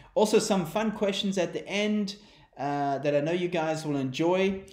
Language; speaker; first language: English; native; English